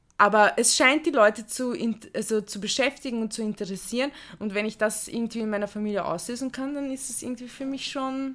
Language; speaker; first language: German; early bilingual, other home language; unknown